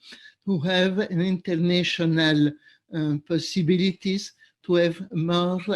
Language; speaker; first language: English; non-native, fluent; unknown